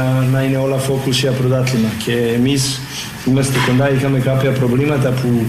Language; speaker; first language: Greek; non-native, learner; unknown